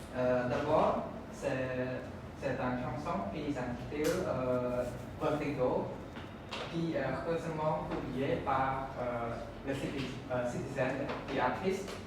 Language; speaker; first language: French; non-native, learner; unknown